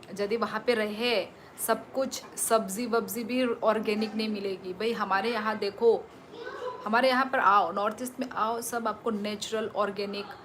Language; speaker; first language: Hindi; non-native, local second language; Kok Borok